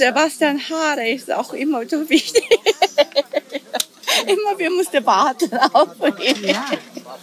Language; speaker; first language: German; non-native, learner; Korean